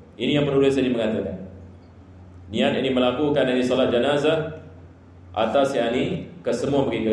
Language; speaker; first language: Malay; non-native, fluent; Arabic